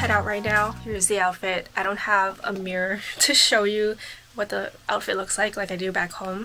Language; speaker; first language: English; native; English